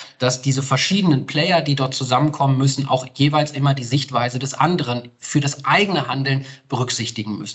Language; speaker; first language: German; native; German